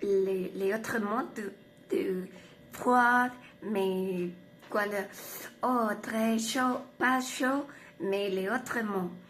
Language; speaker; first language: French; non-native, learner; Spanish